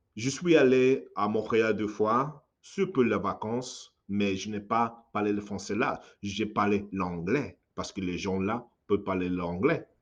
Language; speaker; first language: French; non-native, fluent; English